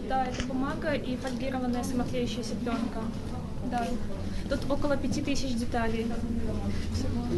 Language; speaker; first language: Russian; native; Russian